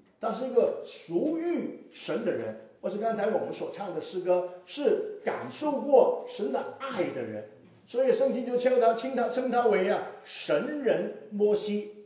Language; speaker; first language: Chinese; non-native, local second language; Cantonese